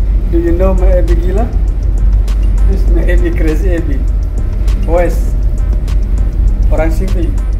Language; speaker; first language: English; non-native, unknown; Indonesian